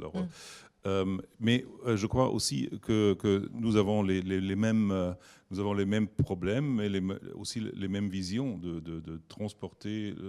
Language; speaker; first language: French; non-native, learner; German